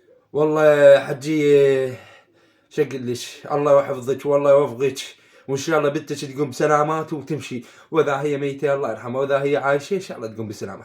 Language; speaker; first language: Arabic; native; Arabic